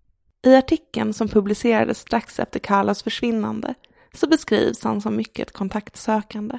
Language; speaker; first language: Swedish; native; Swedish